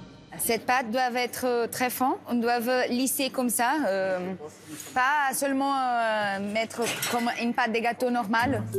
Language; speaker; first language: French; non-native, learner; Portuguese